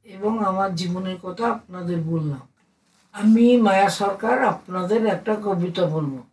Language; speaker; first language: Bangla; native; Bangla